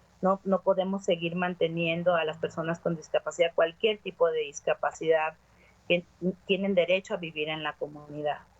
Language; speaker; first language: Spanish; native; Spanish